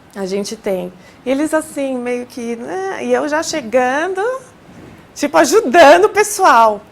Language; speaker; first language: Portuguese; native; Portuguese